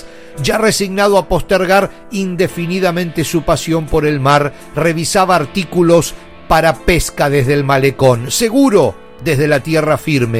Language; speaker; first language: Spanish; native; Spanish